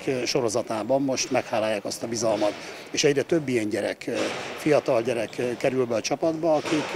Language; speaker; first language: Hungarian; native; Hungarian